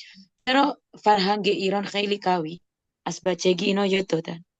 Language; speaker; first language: Persian; non-native, fluent; Indonesian